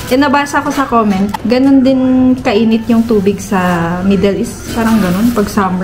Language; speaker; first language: Filipino; native; Filipino